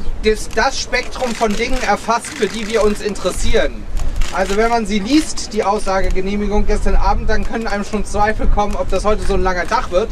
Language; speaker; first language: German; native; German